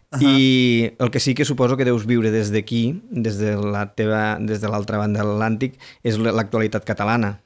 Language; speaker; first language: Catalan; native; Catalan